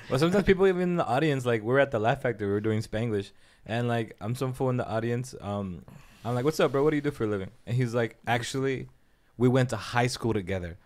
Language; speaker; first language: English; early bilingual, other home language; Spanish